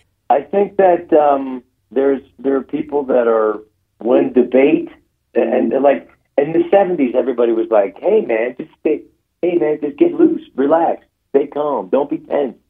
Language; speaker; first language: English; native; English